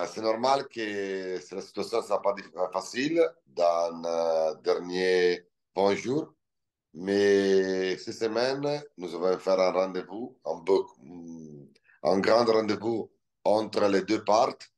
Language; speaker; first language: French; non-native, learner; Italian